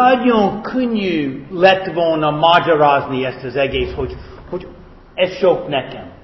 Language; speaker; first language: Hungarian; non-native, fluent; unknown